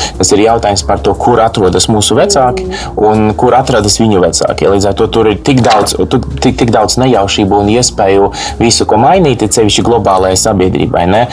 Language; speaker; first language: Latvian; non-native, local second language; Russian